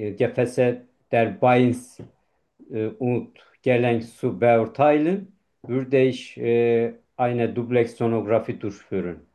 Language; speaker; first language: German; non-native, learner; Turkish